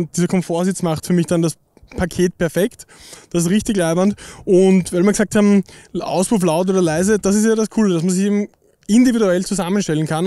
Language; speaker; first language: German; native; German